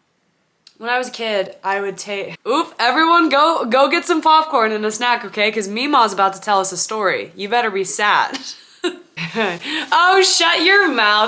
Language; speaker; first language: English; native; English